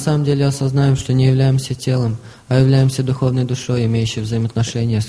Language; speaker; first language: Russian; native; Russian